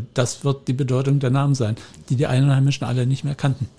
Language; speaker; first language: German; native; German